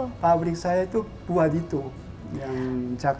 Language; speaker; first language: Indonesian; non-native, fluent; Korean